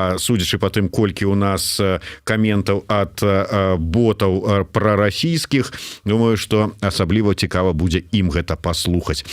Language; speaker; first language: Belarusian; native; Belarusian